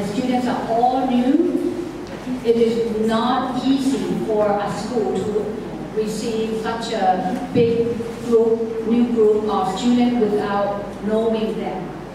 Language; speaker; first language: English; non-native, fluent; Thai